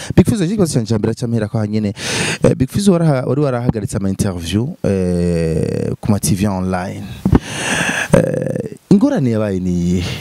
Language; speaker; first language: Rundi; native; Rundi